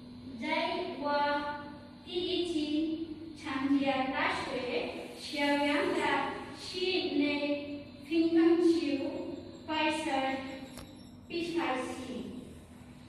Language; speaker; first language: Chinese; non-native, learner; Bangla